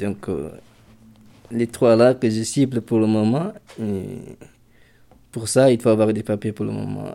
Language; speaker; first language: French; non-native, local second language; Fula